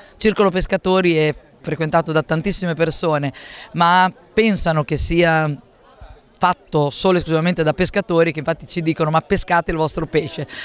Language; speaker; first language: Italian; native; Italian